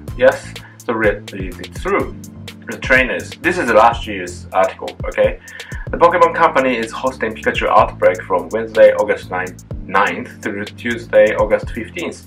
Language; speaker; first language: English; non-native, fluent; Japanese